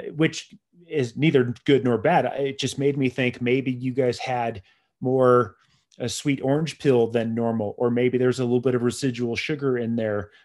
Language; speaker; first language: English; native; English